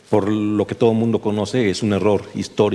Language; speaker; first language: Spanish; native; Spanish